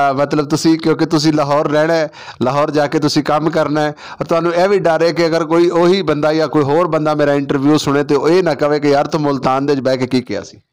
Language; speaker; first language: Punjabi; non-native, local second language; Saraiki